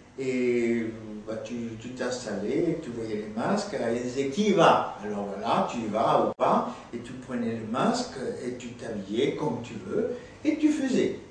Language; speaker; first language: French; non-native, fluent; Spanish